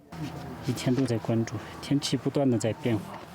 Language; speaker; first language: Chinese; native; Chinese